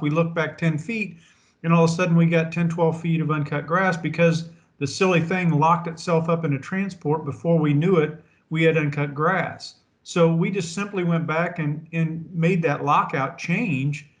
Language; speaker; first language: English; native; English